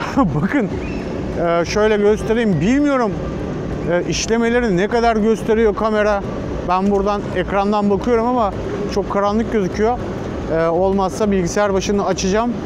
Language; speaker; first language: Turkish; native; Turkish